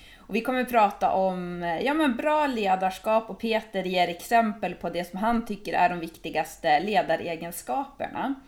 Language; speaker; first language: Swedish; native; Swedish